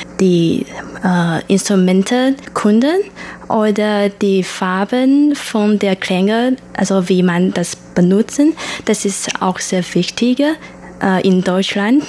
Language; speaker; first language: German; non-native, learner; Chinese